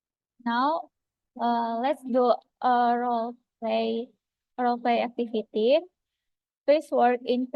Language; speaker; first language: English; non-native, fluent; Indonesian